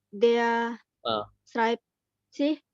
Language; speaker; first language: German; non-native, learner; Indonesian